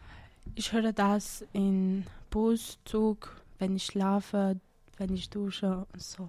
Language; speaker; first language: German; non-native, learner; Albanian